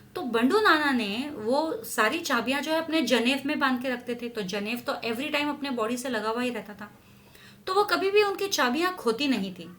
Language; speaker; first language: Hindi; non-native, local second language; Marathi